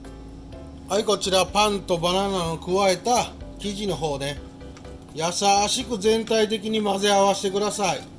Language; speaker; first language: Japanese; native; Japanese